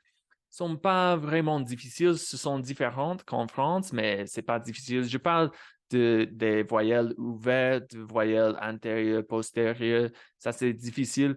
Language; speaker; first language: French; non-native, fluent; English